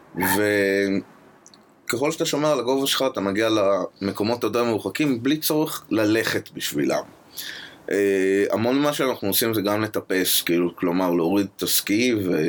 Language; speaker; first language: Hebrew; native; Hebrew